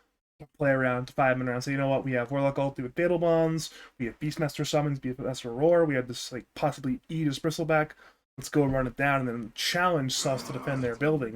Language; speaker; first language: English; native; English